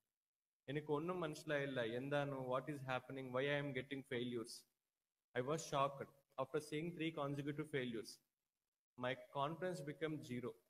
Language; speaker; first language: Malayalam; non-native, learner; Telugu